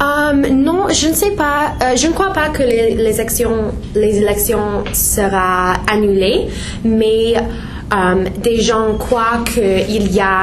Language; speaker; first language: French; non-native, learner; English